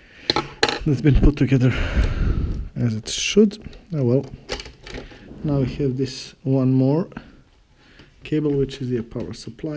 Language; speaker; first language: English; non-native, fluent; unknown